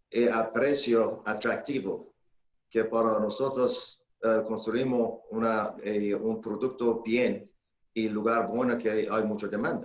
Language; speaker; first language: Spanish; non-native, fluent; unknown